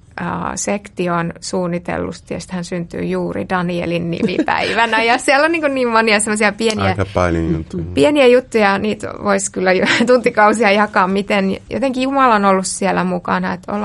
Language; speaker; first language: Finnish; native; Finnish